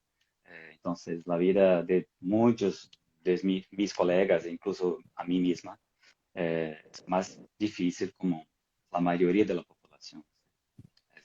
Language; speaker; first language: Spanish; non-native, fluent; Portuguese